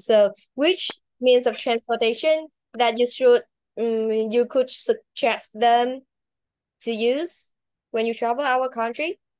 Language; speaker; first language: English; non-native, learner; Vietnamese